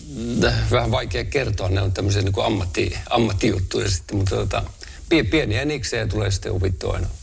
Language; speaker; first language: Finnish; non-native, local second language; Northern Sami